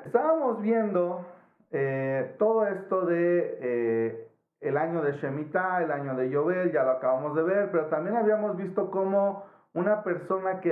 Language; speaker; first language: Spanish; native; Spanish